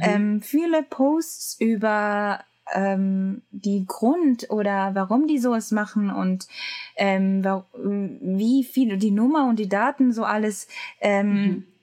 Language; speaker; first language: German; non-native, learner; Japanese